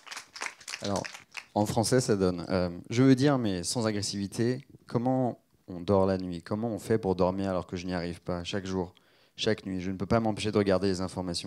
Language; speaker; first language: French; native; French